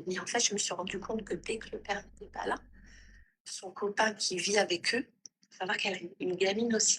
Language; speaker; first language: French; native; French